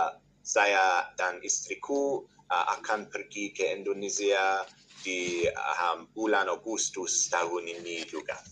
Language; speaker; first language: Indonesian; non-native, learner; English